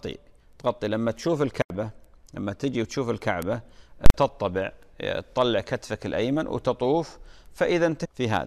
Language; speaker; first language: Arabic; native; Arabic